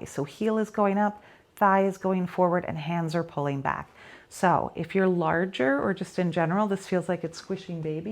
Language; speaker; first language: English; native; English